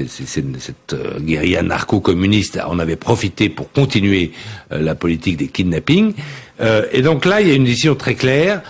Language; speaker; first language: French; native; French